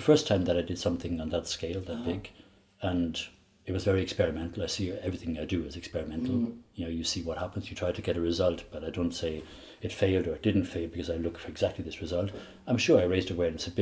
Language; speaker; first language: English; native; English